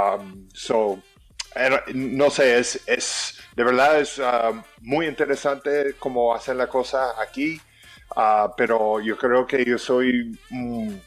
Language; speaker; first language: Spanish; early bilingual, heritage; English